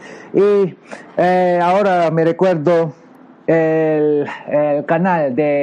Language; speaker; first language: Spanish; non-native, learner; Filipino